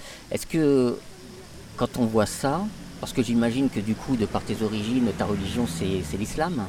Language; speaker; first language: French; native; French